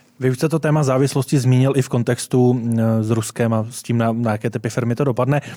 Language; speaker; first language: Czech; native; Czech